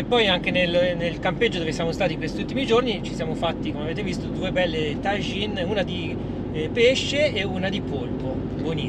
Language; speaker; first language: Italian; native; Italian